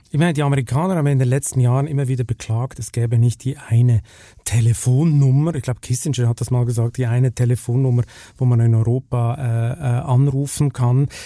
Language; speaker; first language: German; native; German